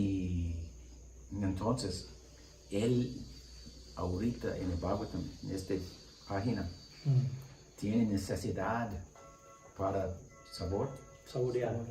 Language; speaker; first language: Spanish; non-native, learner; English